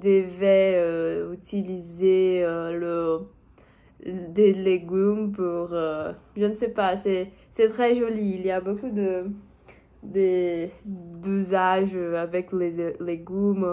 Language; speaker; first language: French; non-native, learner; Portuguese